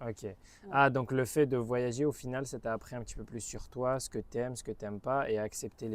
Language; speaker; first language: French; native; French